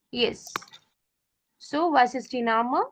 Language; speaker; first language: German; non-native, fluent; Malayalam